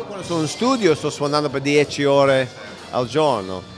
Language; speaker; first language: Italian; non-native, learner; English